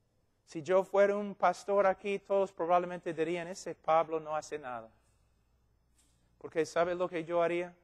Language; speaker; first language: Spanish; non-native, fluent; English